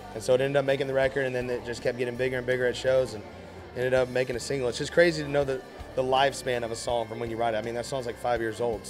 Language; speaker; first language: English; native; English